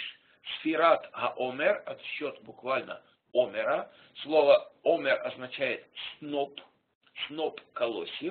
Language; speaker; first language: Russian; native; Russian